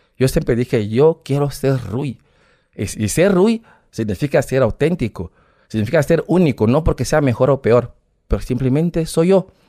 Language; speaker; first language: Spanish; non-native, fluent; Portuguese